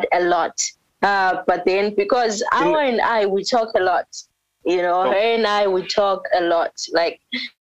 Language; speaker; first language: English; non-native, local second language; North Ndebele